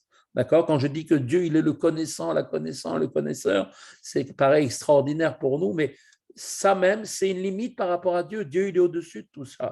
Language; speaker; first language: French; native; French